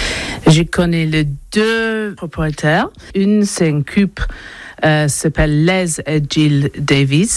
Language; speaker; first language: French; non-native, learner; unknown